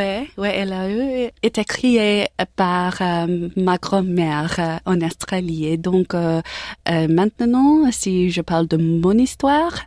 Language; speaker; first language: French; non-native, learner; English